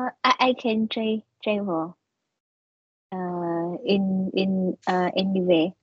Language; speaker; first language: English; non-native, learner; Vietnamese